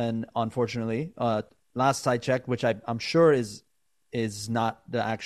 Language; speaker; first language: English; native; English